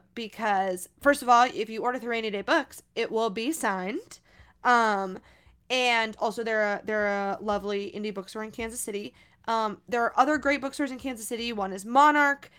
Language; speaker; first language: English; native; English